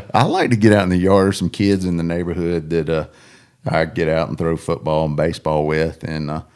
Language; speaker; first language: English; native; English